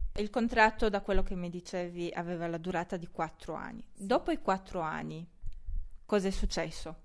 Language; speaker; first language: Italian; native; Italian